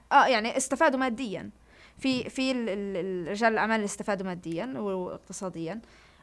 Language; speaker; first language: Arabic; early bilingual, heritage; Arabic